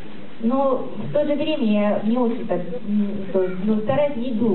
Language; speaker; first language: Russian; non-native, fluent; Japanese